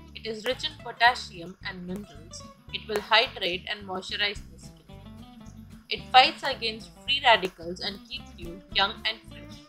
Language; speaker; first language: English; non-native, local second language; Tamil